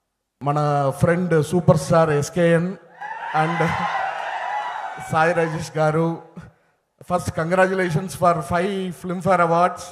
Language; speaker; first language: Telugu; non-native, learner; Tamil